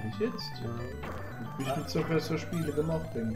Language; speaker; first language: German; native; German